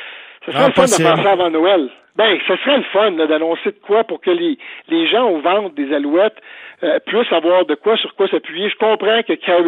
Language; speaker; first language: French; native; French